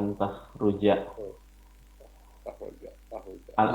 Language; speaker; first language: Arabic; non-native, learner; Indonesian